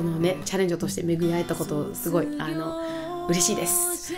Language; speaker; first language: Japanese; early bilingual, heritage; Japanese